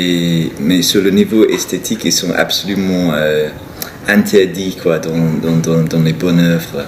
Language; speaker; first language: French; non-native, fluent; English